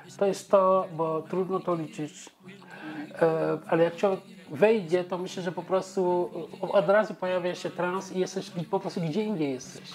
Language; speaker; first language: Polish; non-native, fluent; Wolof